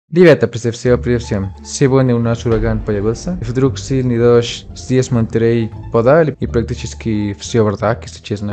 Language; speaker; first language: Russian; non-native, fluent; Spanish